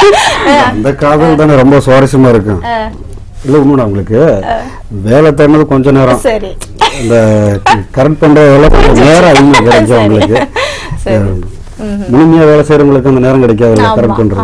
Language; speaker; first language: Tamil; native; Tamil